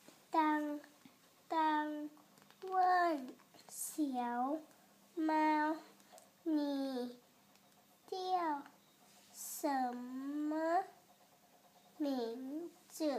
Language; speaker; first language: Chinese; non-native, learner; Thai